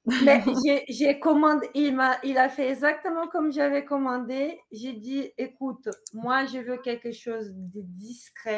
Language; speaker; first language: French; non-native, fluent; Portuguese